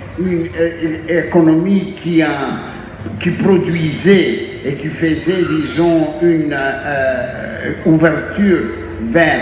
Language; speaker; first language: French; non-native, fluent; Greek